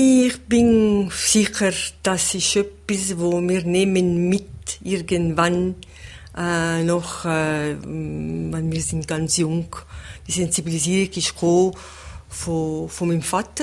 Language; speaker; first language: German; non-native, local second language; Italian